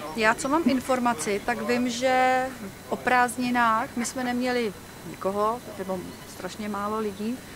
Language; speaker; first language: Czech; native; Czech